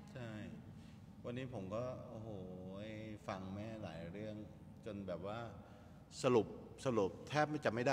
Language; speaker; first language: Thai; native; Thai